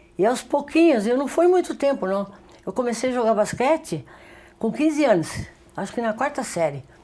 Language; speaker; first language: Portuguese; early bilingual, other home language; Spanish